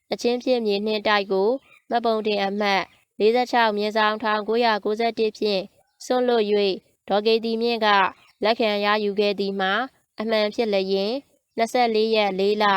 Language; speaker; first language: Burmese; native; Burmese